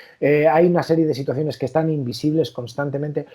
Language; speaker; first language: Spanish; native; Spanish